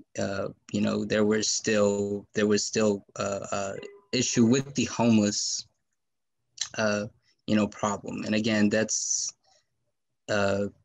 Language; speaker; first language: English; native; English